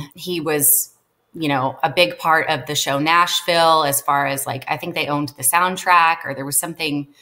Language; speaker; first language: English; native; English